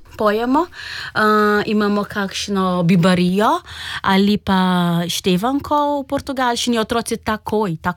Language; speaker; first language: Slovenian; non-native, fluent; Portuguese